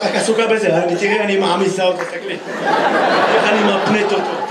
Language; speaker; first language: Hebrew; native; Hebrew